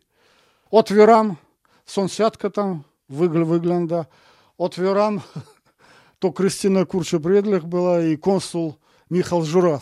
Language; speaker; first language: Polish; non-native, fluent; Russian